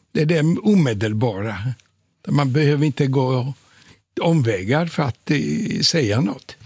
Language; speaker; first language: Swedish; non-native, fluent; Polish